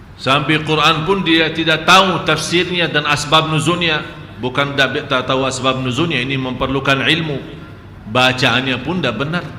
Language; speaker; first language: Malay; non-native, fluent; Arabic